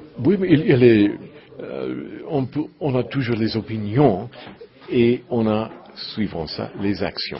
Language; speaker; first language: French; non-native, learner; English